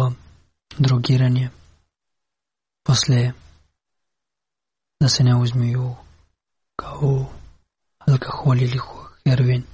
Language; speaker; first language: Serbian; non-native, learner; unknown